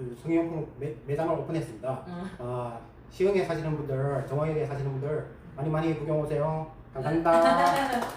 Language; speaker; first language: Korean; early bilingual, heritage; Korean